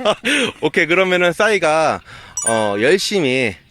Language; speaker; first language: Korean; native; Korean